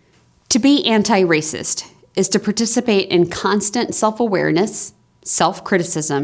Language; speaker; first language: English; native; English